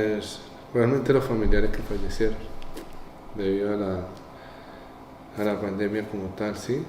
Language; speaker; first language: Spanish; native; Spanish